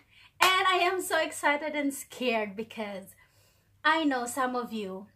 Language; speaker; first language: English; non-native, local second language; Filipino